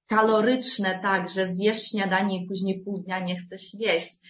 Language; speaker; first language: Polish; non-native, fluent; Ukrainian